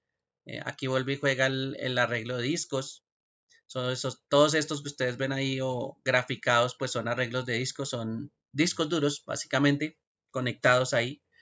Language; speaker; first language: Spanish; native; Spanish